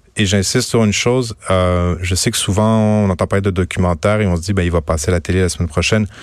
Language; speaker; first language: French; native; French